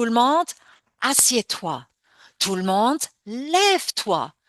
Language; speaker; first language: French; non-native, fluent; English